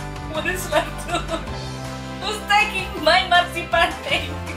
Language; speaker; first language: English; non-native, learner; Indonesian